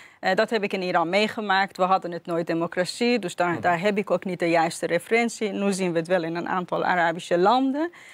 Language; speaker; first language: Dutch; non-native, fluent; Persian